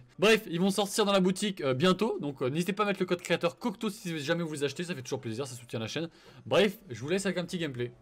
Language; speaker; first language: French; native; French